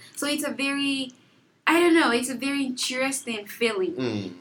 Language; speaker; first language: English; non-native, fluent; Portuguese